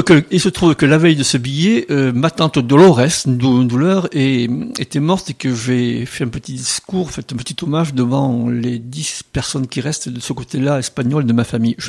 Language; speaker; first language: French; native; French